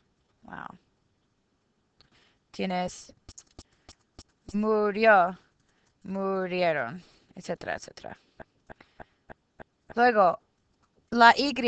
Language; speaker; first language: Spanish; non-native, fluent; English